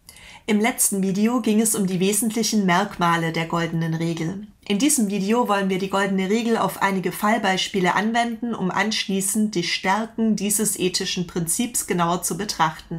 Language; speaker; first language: German; native; German